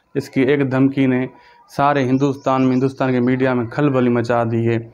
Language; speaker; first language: Urdu; non-native, local second language; Sindhi